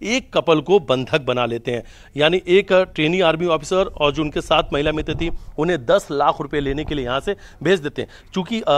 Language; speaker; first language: Hindi; native; Hindi